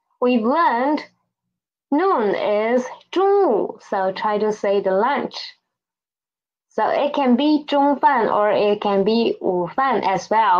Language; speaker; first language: English; non-native, fluent; Chinese